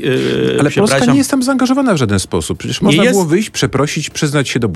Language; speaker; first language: Polish; native; Polish